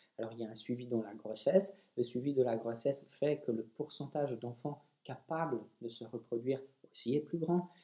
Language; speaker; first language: French; non-native, fluent; Polish